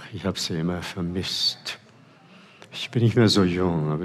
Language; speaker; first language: German; non-native, fluent; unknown